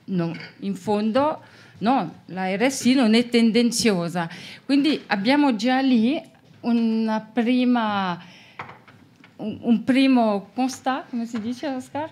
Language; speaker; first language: Italian; non-native, local second language; French